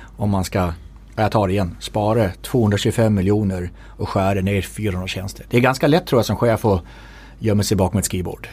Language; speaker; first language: Swedish; native; Swedish